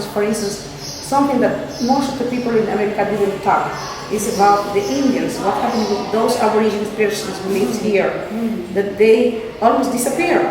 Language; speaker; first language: English; non-native, fluent; Spanish